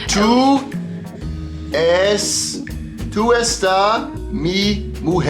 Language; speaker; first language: Spanish; non-native, learner; English